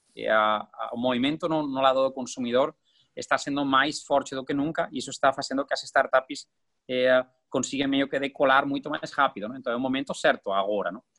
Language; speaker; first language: Portuguese; non-native, fluent; Spanish